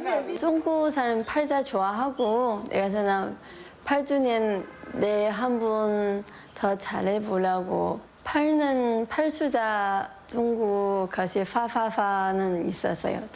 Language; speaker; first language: Korean; non-native, learner; Chinese